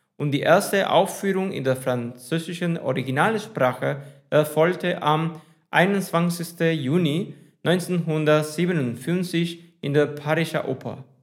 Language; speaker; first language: German; non-native, fluent; Spanish